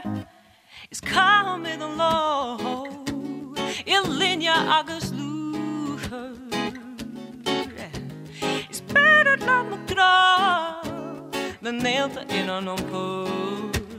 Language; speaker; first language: English; native; English